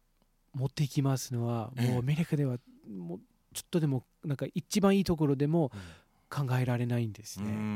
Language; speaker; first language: Japanese; non-native, fluent; English